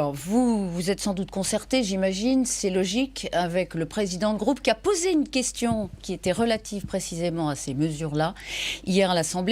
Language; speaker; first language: French; native; French